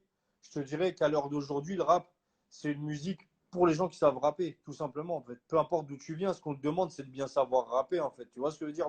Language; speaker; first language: French; native; French